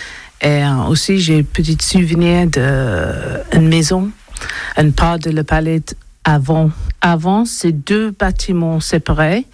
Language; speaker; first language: French; non-native, learner; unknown